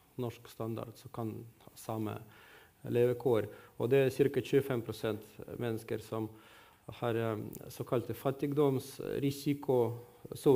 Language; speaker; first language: Norwegian; non-native, fluent; Russian